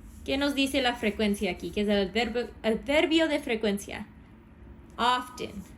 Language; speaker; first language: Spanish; non-native, fluent; English